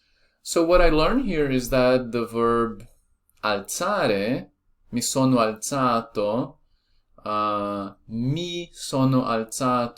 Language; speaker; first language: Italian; non-native, learner; Portuguese